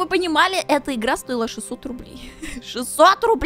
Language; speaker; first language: Russian; native; Russian